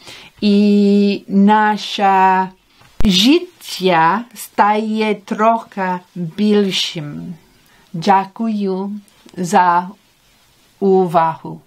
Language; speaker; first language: Ukrainian; non-native, learner; English